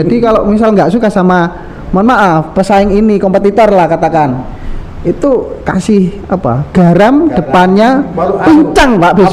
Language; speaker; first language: Indonesian; native; Indonesian